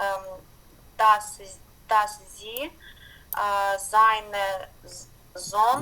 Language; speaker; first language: German; non-native, learner; Ukrainian